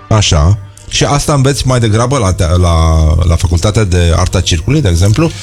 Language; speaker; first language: Romanian; native; Romanian